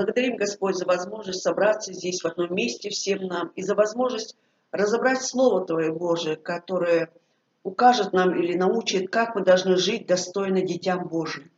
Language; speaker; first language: Russian; native; Russian